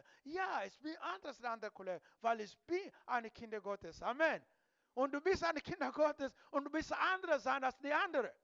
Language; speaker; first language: German; non-native, learner; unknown